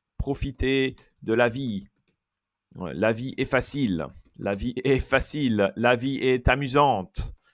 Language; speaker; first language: French; native; French